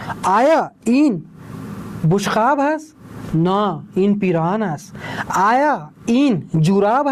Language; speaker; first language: Persian; non-native, fluent; Urdu